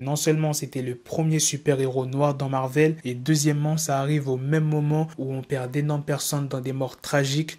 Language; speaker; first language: French; native; French